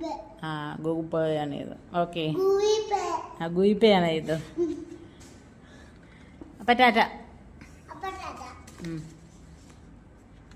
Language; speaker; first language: Malayalam; native; Malayalam